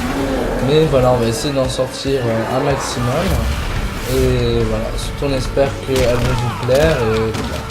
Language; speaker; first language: French; native; French